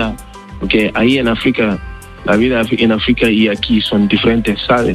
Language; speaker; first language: Spanish; non-native, learner; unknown